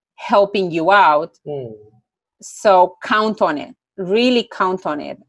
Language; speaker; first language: English; non-native, fluent; Romanian